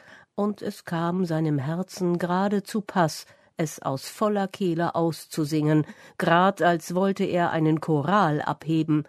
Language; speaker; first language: German; native; German